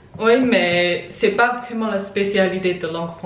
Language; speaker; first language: French; non-native, learner; Chinese